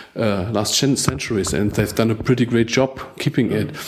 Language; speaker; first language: English; non-native, fluent; German